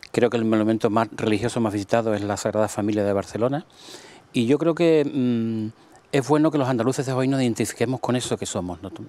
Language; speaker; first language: Spanish; native; Spanish